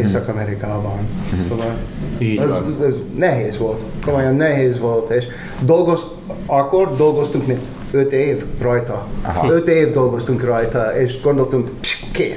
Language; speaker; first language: Hungarian; non-native, learner; English